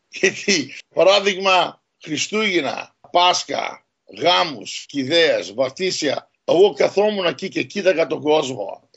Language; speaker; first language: Greek; early bilingual, heritage; Greek